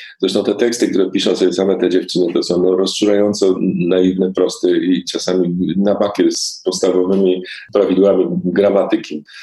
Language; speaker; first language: Polish; native; Polish